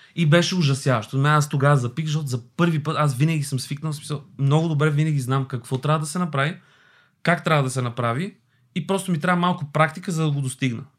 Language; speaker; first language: Bulgarian; early bilingual, other home language; Albanian